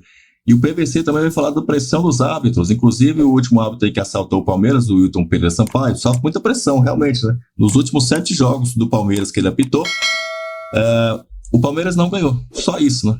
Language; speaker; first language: Portuguese; native; Portuguese